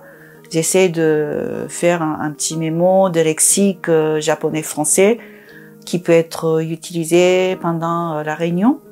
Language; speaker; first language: French; non-native, fluent; Japanese